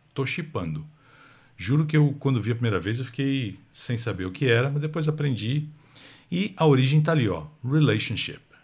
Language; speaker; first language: Portuguese; native; Portuguese